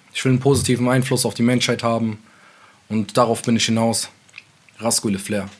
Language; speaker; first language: German; early bilingual, other home language; Central Kurdish